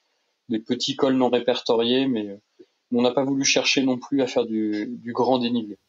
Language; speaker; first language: French; native; French